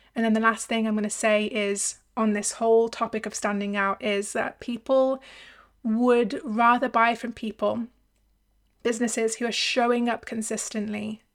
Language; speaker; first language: English; native; English